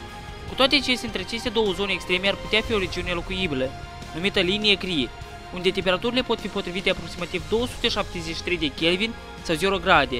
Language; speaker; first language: Romanian; native; Romanian